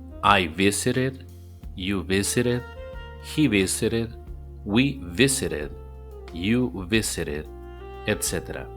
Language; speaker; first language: English; non-native, fluent; Spanish